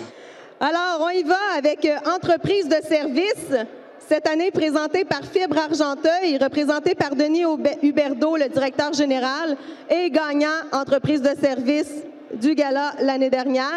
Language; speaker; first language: French; native; French